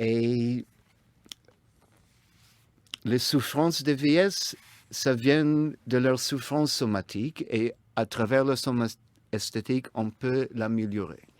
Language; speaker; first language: French; non-native, fluent; English